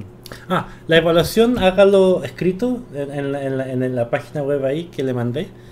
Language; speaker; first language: Spanish; non-native, fluent; Korean